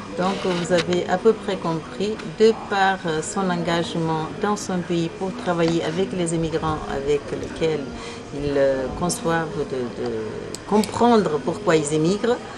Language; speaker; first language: French; early bilingual, other home language; Kabuverdianu